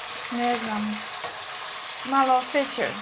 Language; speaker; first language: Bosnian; non-native, learner; Chinese